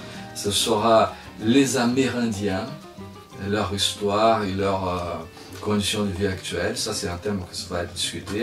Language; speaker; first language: French; non-native, fluent; Spanish